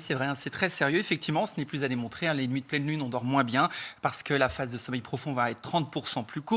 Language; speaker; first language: French; native; French